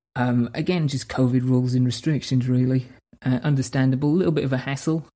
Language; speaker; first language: English; native; English